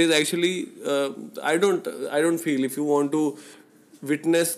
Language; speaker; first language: English; non-native, local second language; Punjabi